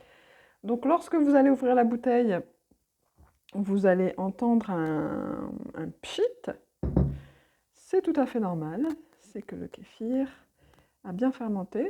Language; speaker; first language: French; native; French